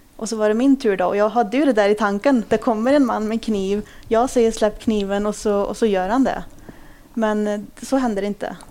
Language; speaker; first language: Swedish; early bilingual, other home language; Kurdish